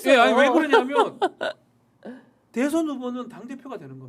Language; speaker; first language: Korean; native; Korean